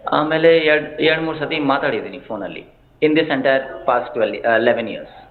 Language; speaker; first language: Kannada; non-native, local second language; Hindi